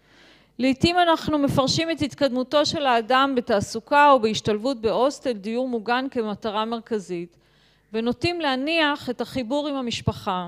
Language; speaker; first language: Hebrew; native; Hebrew